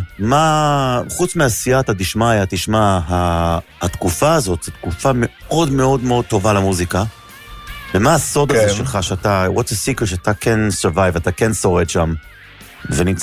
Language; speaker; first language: Hebrew; native; Hebrew